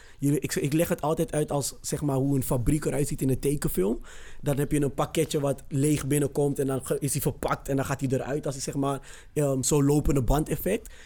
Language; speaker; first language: Dutch; early bilingual, other home language; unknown